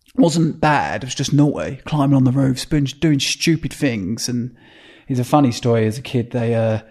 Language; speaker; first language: English; native; English